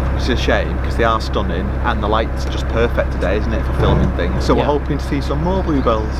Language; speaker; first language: English; native; English